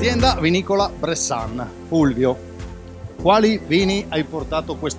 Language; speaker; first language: Italian; native; Italian